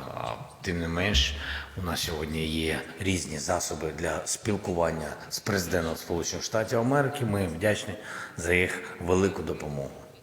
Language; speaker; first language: Ukrainian; non-native, local second language; Russian